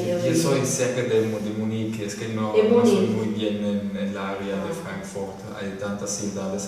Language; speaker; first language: Spanish; non-native, fluent; German